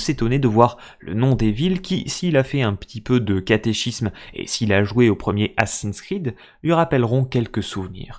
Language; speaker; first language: French; native; French